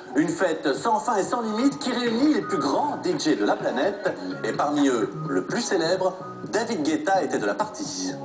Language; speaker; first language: French; native; French